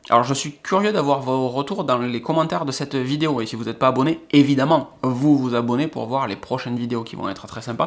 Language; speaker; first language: French; native; French